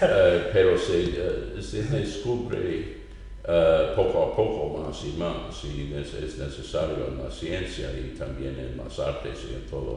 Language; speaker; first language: Spanish; non-native, fluent; English